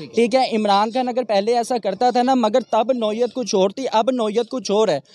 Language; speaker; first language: Urdu; non-native, local second language; Punjabi